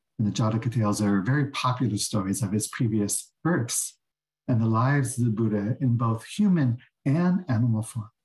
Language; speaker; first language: English; native; English